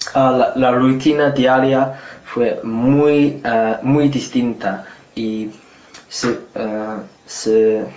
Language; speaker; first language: Spanish; non-native, fluent; English